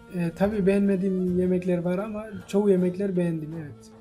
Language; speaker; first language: Turkish; non-native, fluent; Nepali